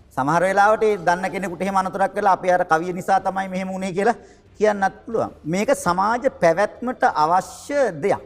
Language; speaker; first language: Sinhala; native; Sinhala